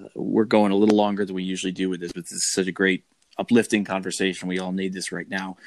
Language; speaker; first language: English; native; English